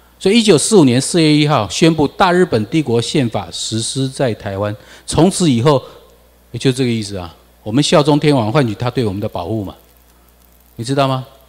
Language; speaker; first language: Chinese; non-native, local second language; Min Nan Chinese